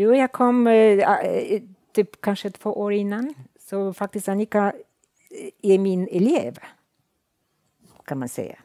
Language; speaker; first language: Swedish; non-native, fluent; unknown